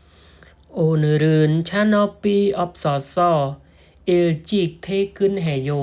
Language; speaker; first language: Korean; non-native, learner; Khmer